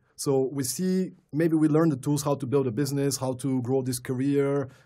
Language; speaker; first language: English; non-native, fluent; Bulgarian